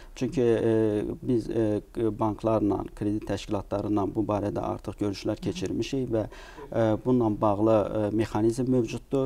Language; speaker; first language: Azerbaijani; native; Azerbaijani